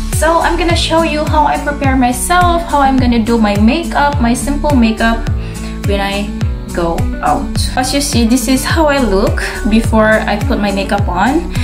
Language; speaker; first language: English; non-native, local second language; Filipino